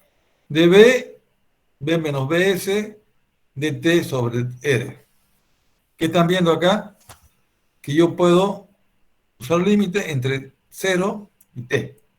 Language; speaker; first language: Spanish; native; Spanish